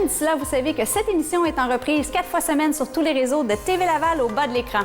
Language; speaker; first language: French; native; French